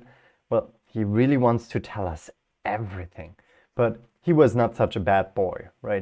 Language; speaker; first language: English; non-native, fluent; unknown